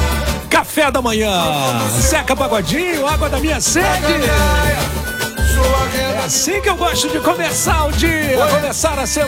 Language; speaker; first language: Portuguese; native; Portuguese